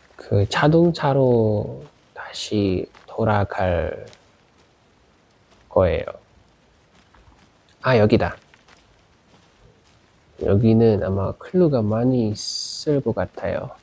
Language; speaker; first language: Korean; non-native, learner; Indonesian